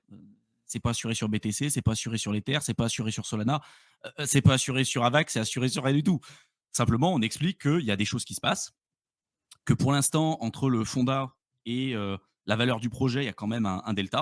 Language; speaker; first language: French; native; French